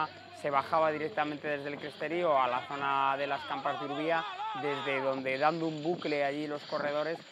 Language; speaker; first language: Spanish; native; Spanish